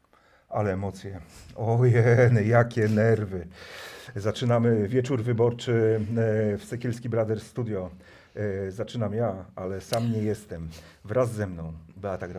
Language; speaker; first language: Polish; native; Polish